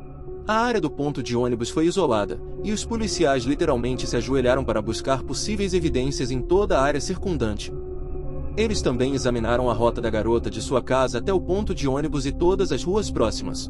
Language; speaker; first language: Portuguese; native; Portuguese